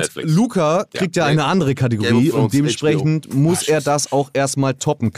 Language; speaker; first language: German; native; German